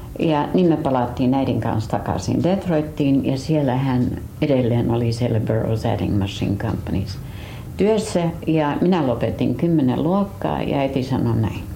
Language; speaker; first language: Finnish; early bilingual, heritage; Finnish